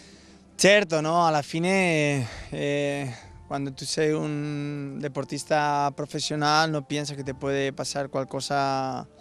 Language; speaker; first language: Italian; non-native, learner; Spanish